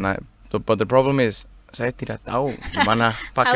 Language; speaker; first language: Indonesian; non-native, learner; Danish